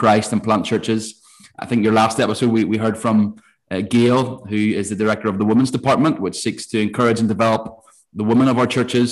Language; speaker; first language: English; native; English